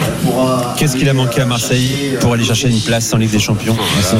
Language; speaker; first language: French; native; French